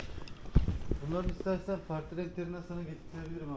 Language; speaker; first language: Turkish; native; Turkish